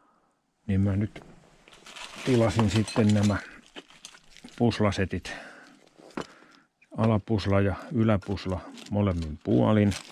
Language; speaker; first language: Finnish; native; Finnish